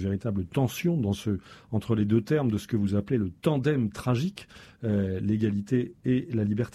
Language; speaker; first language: French; native; French